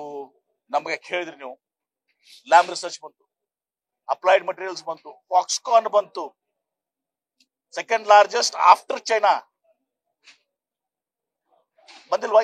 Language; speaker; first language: Kannada; native; Kannada